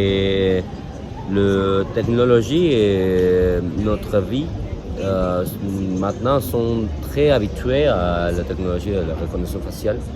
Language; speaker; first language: French; non-native, learner; Spanish